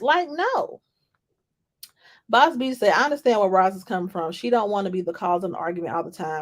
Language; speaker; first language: English; native; English